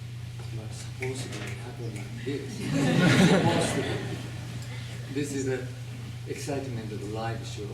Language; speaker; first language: English; non-native, fluent; Japanese